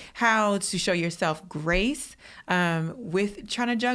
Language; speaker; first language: English; native; English